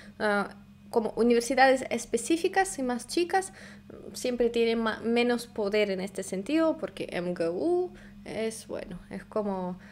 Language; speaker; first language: Spanish; non-native, fluent; Russian